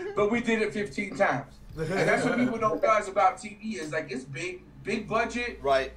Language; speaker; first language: English; native; English